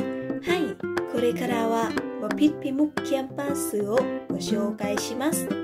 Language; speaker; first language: Japanese; non-native, learner; Thai